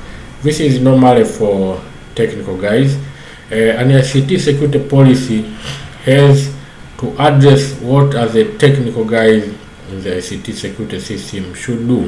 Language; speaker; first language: English; non-native, local second language; Swahili